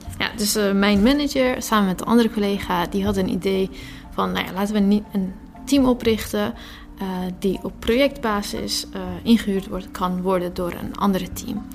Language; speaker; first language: Dutch; early bilingual, other home language; Persian